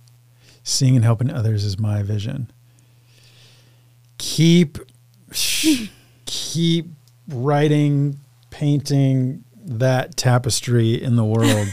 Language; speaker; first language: English; native; English